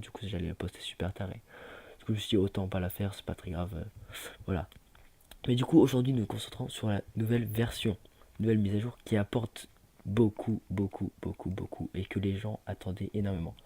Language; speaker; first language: French; native; French